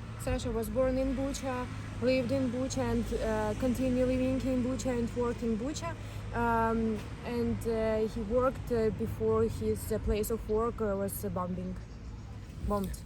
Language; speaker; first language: English; non-native, learner; Ukrainian